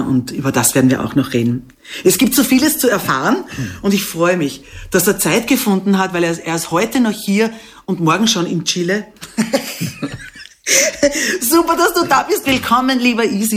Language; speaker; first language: German; native; German